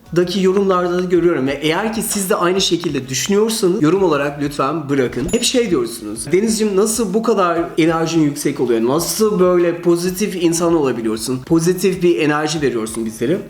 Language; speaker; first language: Turkish; early bilingual, heritage; Turkish